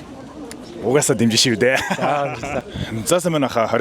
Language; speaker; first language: Mongolian; native; Mongolian